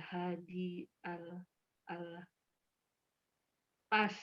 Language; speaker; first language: Arabic; non-native, learner; Indonesian